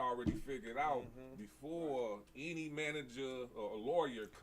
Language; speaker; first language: English; native; English